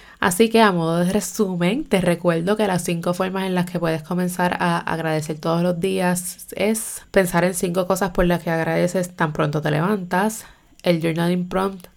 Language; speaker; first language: Spanish; native; Spanish